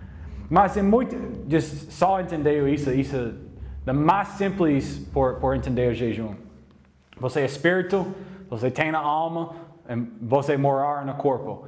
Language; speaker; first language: Portuguese; non-native, learner; English